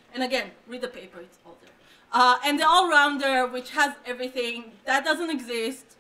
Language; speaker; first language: English; non-native, fluent; Hebrew